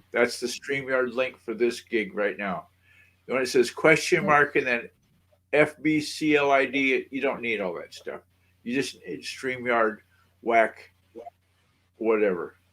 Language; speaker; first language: English; native; English